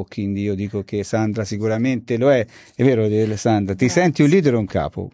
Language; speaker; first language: Italian; native; Italian